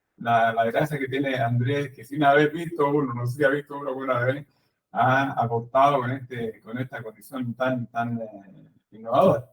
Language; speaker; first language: Spanish; native; Spanish